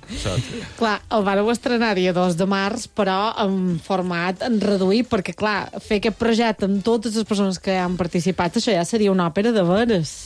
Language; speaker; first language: Catalan; native; Catalan